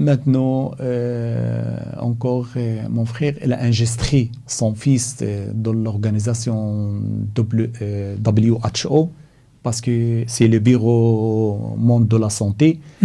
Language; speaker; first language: French; non-native, learner; Arabic